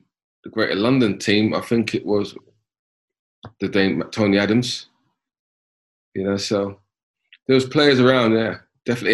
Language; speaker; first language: English; native; English